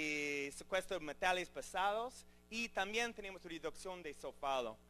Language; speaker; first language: Spanish; non-native, learner; English